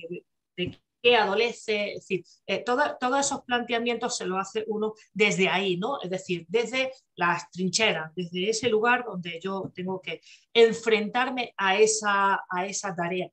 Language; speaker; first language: Spanish; native; Spanish